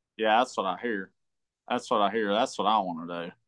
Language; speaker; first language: English; native; English